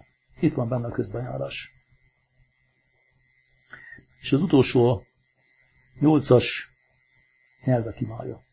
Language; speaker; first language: Hungarian; native; Hungarian